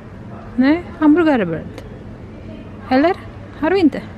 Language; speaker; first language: Swedish; non-native, learner; Indonesian